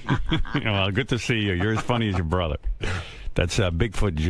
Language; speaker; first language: English; native; English